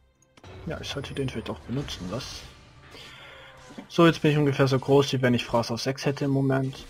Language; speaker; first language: German; native; German